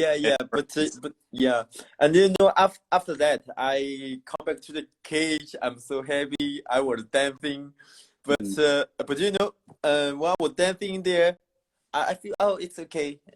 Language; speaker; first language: English; non-native, learner; Chinese